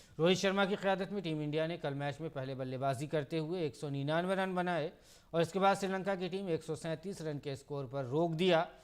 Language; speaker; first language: Urdu; native; Urdu